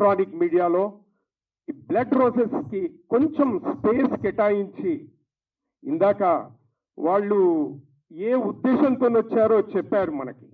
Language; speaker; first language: Telugu; native; Telugu